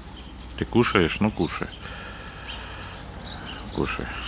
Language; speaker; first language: Russian; native; Russian